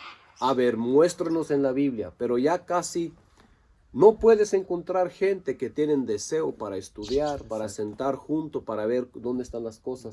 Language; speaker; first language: Spanish; non-native, local second language; Low German